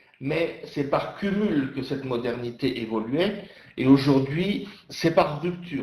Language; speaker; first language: French; native; French